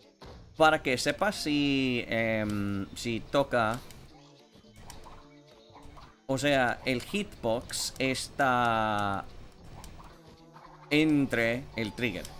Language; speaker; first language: Spanish; non-native, fluent; English